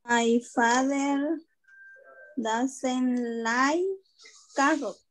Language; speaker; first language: English; non-native, learner; Spanish